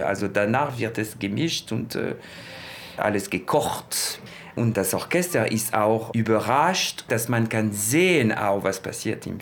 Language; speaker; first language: German; non-native, fluent; French